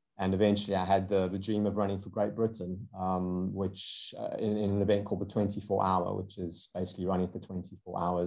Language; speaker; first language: English; native; English